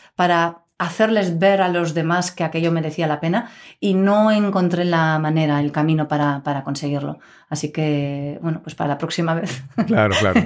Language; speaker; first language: Spanish; native; Spanish